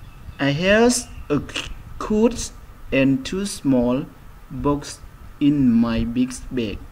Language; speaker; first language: English; non-native, fluent; Khmer